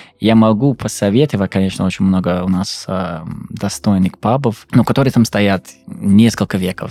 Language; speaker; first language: Russian; non-native, fluent; English